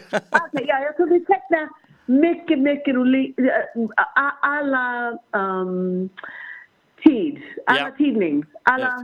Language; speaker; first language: Swedish; non-native, learner; English